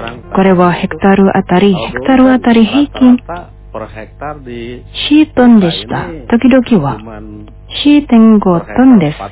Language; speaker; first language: Japanese; non-native, fluent; Indonesian